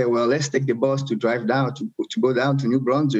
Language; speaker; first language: English; non-native, local second language; French